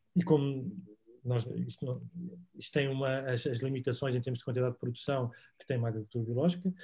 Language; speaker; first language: Portuguese; native; Portuguese